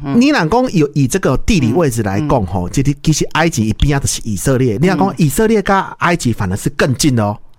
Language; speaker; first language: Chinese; native; Chinese